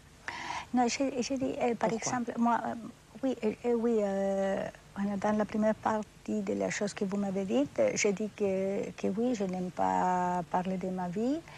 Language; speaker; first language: French; non-native, fluent; Spanish